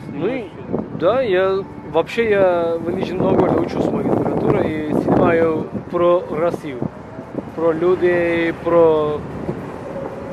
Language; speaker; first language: Russian; non-native, learner; Turkish